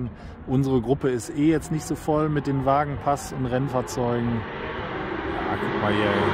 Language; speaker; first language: German; native; German